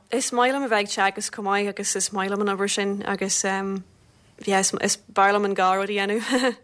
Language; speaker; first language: Irish; non-native, local second language; English